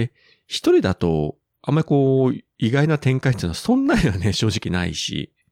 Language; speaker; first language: Japanese; native; Japanese